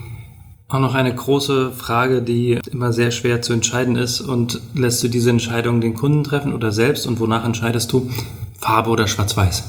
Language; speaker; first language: German; native; German